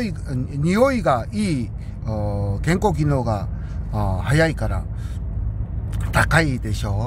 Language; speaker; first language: Japanese; non-native, learner; Korean